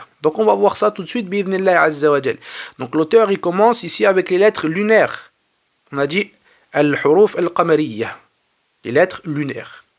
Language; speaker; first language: French; native; French